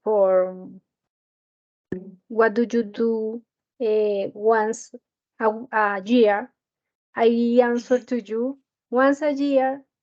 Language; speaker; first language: English; non-native, learner; Spanish